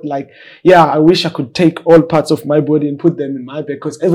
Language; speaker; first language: English; non-native, local second language; Xhosa